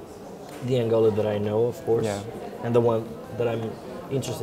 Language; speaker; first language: English; non-native, fluent; Portuguese